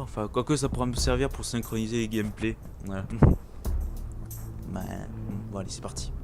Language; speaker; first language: French; native; French